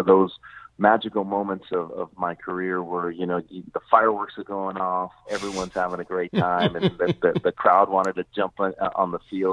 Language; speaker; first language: English; native; English